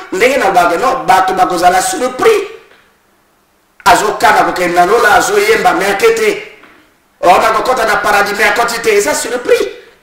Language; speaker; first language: Lingala; native; Lingala